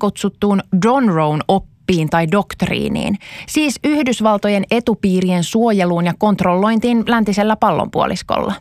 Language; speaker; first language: Finnish; native; Finnish